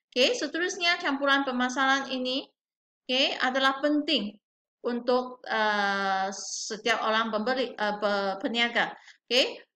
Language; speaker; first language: Malay; non-native, local second language; Chinese